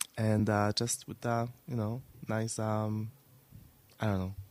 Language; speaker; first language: English; non-native, fluent; Polish